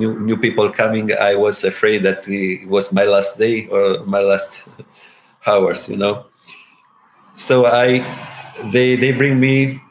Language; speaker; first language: English; non-native, learner; Italian